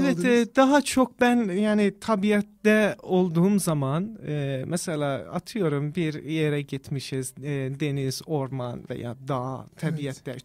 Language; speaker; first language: Turkish; non-native, fluent; Persian